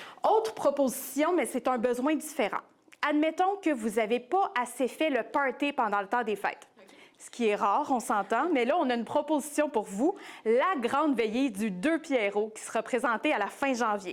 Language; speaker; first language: French; native; French